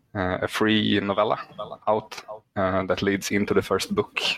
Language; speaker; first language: English; non-native, fluent; Swedish